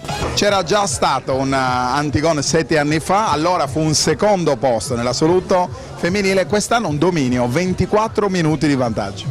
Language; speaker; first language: Italian; native; Italian